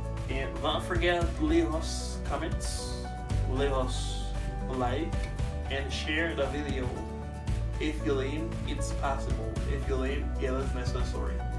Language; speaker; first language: English; non-native, fluent; Haitian Creole